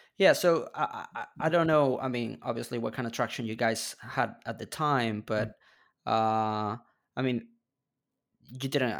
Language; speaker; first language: English; non-native, fluent; Spanish